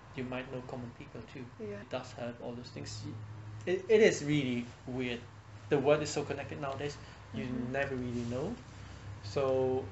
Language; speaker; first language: English; non-native, fluent; Vietnamese